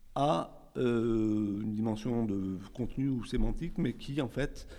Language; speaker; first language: French; native; French